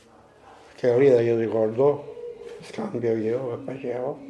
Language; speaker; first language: Italian; non-native, learner; Maltese